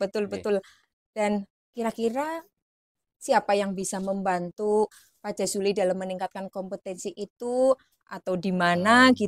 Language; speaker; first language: Indonesian; native; Indonesian